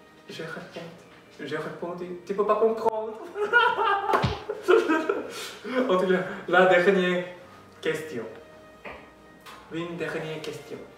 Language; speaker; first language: French; non-native, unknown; Korean